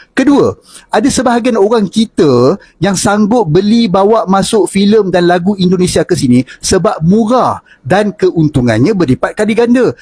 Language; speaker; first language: Malay; native; Malay